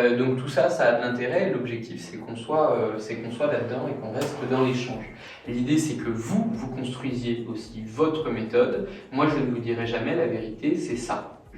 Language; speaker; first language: French; native; French